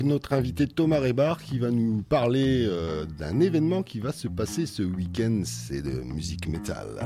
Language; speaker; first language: French; native; French